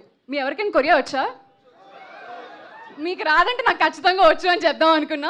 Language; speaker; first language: Telugu; native; Telugu